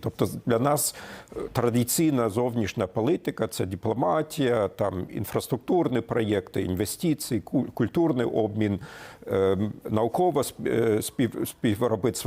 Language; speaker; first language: Ukrainian; non-native, fluent; German